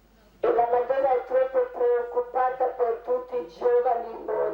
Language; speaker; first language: Italian; non-native, learner; Croatian